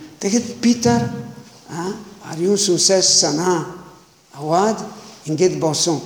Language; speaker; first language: Mongolian; non-native, learner; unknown